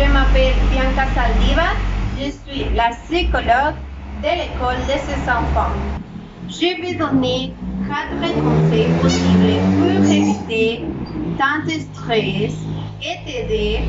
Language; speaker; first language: French; non-native, learner; Spanish